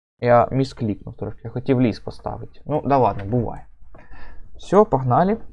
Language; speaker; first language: Ukrainian; native; Ukrainian